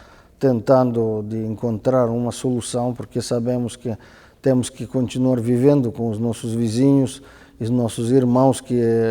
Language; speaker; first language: Portuguese; non-native, fluent; Russian